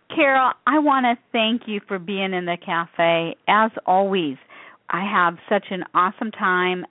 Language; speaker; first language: English; native; English